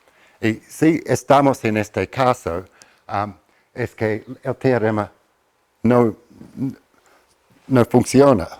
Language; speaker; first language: Spanish; non-native, fluent; English